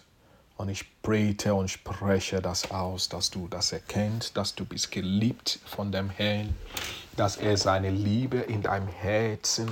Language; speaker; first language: German; non-native, fluent; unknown